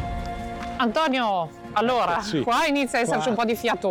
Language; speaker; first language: Italian; native; Italian